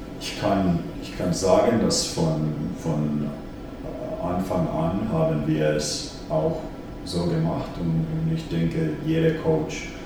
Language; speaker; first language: German; non-native, fluent; Finnish